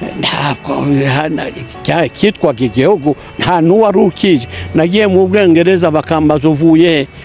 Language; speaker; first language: Kinyarwanda; non-native, local second language; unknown